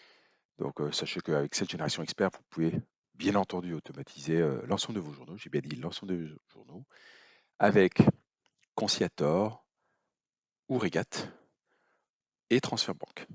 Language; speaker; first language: French; native; French